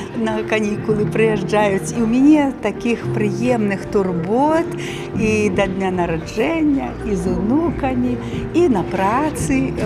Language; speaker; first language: Belarusian; native; Belarusian